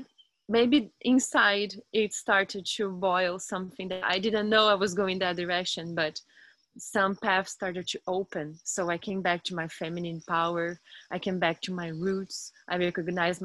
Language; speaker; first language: English; non-native, fluent; Portuguese